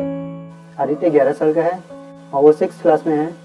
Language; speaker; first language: Hindi; native; Hindi